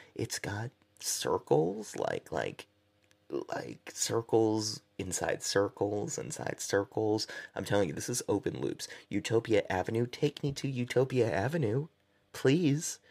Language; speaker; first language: English; native; English